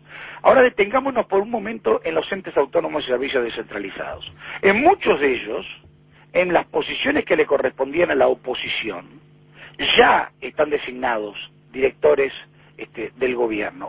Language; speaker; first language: Spanish; native; Spanish